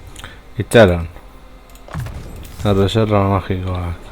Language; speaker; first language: Basque; native; Basque